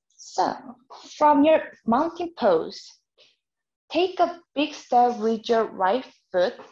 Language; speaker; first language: English; non-native, fluent; Korean